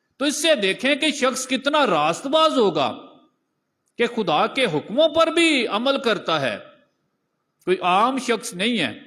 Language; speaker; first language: Urdu; non-native, local second language; Punjabi